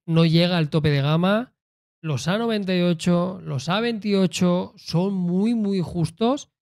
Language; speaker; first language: Spanish; native; Spanish